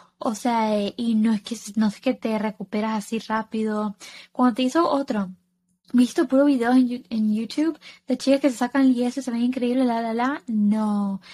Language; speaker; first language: Spanish; early bilingual, heritage; Spanish